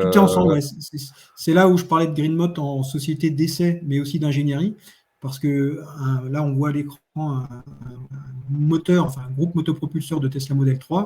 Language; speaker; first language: French; native; French